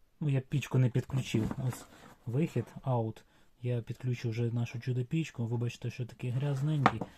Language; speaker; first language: Ukrainian; non-native, local second language; Russian